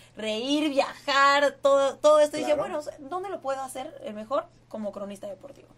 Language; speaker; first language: Spanish; native; Spanish